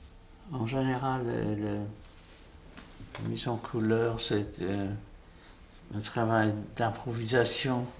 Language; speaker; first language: French; non-native, fluent; English